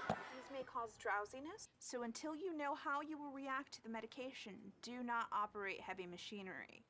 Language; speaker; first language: English; native; English